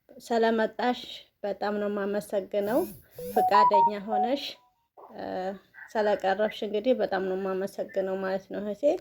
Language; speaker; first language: Amharic; native; Amharic